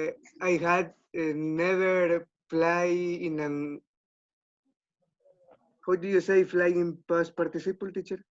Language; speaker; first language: English; non-native, learner; Spanish